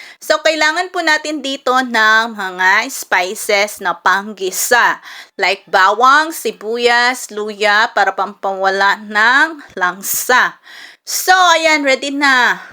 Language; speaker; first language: Filipino; non-native, local second language; Cebuano